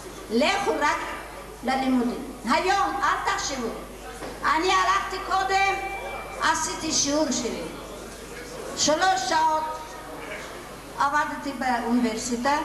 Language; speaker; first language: Hebrew; non-native, learner; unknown